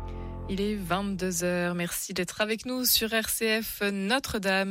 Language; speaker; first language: French; native; French